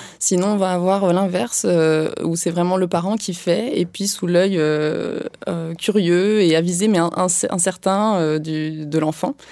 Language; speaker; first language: French; native; French